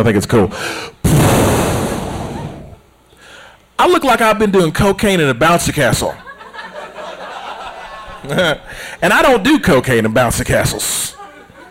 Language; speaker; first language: English; native; English